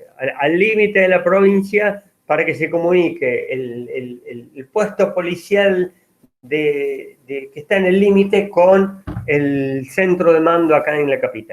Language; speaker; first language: Spanish; native; Spanish